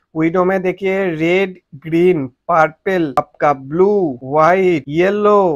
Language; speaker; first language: Hindi; native; Hindi